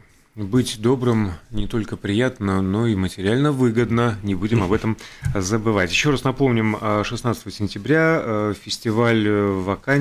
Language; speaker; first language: Russian; native; Russian